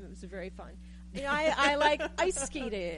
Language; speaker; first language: English; native; English